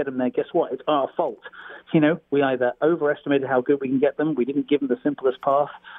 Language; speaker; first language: English; native; English